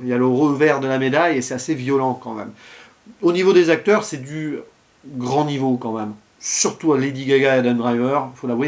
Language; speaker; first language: French; native; French